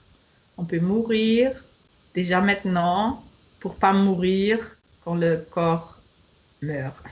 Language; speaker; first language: French; non-native, fluent; German